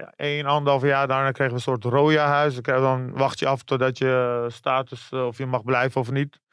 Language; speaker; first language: Dutch; early bilingual, other home language; Persian